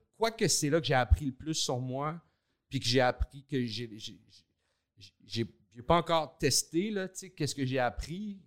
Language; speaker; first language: French; native; French